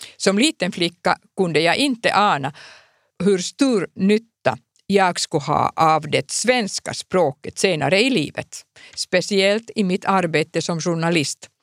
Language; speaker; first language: Swedish; non-native, local second language; Finnish